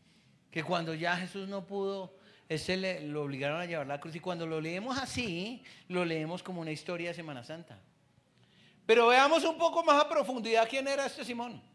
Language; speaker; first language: Spanish; native; Spanish